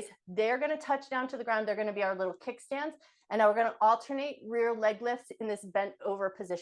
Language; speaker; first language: English; native; English